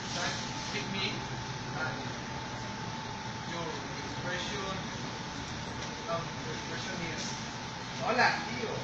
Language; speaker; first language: English; non-native, learner; Spanish